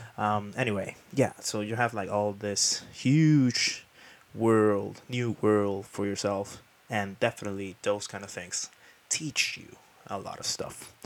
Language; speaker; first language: English; non-native, fluent; Spanish